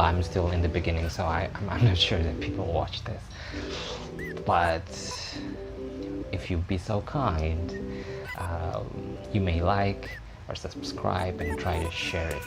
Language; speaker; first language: English; non-native, fluent; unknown